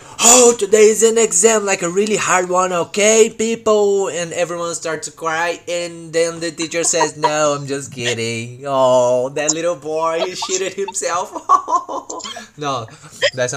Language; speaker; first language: English; non-native, fluent; Portuguese